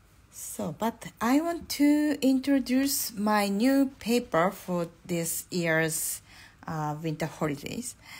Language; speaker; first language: English; non-native, learner; Japanese